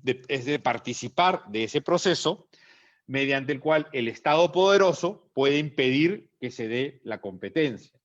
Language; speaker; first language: Spanish; native; Spanish